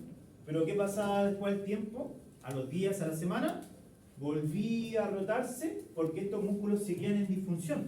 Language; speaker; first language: Spanish; native; Spanish